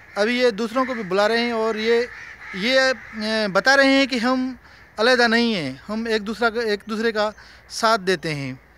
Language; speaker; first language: Urdu; non-native, local second language; Sindhi